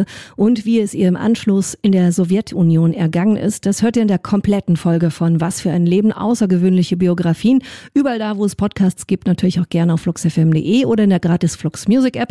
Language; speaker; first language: German; native; German